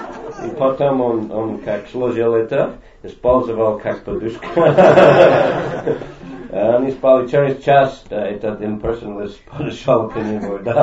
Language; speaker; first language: Russian; non-native, fluent; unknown